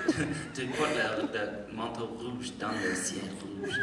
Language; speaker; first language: French; non-native, learner; English